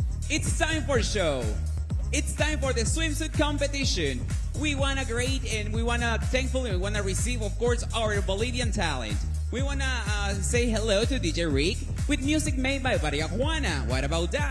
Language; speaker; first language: English; non-native, fluent; Spanish